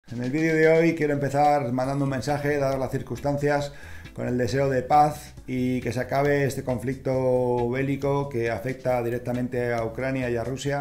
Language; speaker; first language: Spanish; native; Spanish